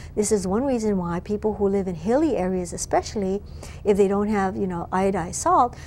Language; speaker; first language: English; native; English